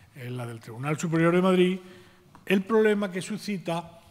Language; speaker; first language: Spanish; native; Spanish